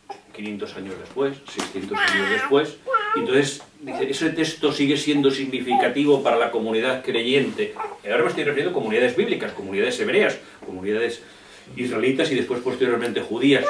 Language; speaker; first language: Spanish; native; Spanish